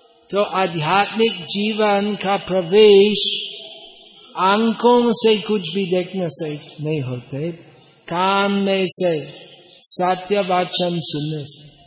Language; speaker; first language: Hindi; non-native, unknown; English